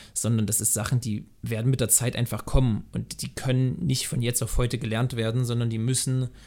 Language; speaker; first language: German; native; German